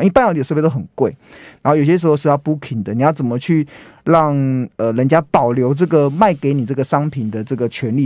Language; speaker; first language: Chinese; native; Chinese